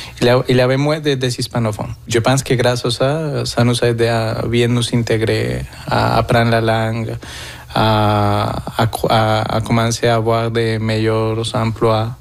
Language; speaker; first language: French; non-native, fluent; Spanish